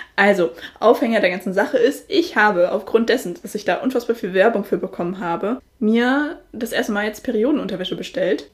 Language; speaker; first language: German; native; German